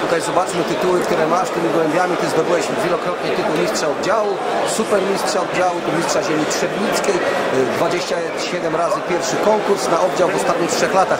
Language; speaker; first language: Polish; native; Polish